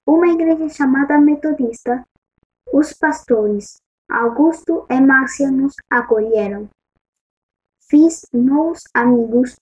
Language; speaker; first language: Portuguese; early bilingual, other home language; Spanish